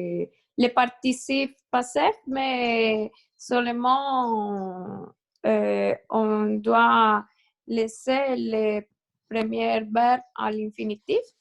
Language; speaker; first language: French; non-native, learner; Spanish